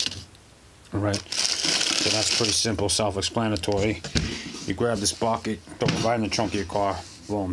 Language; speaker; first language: English; native; English